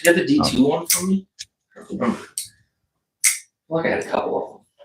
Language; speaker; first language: English; native; English